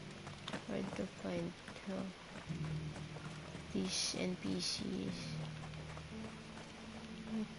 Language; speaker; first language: English; non-native, local second language; Filipino